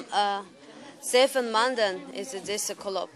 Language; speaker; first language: Dutch; non-native, learner; Uyghur